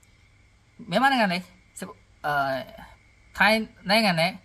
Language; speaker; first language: Burmese; non-native, learner; Khmer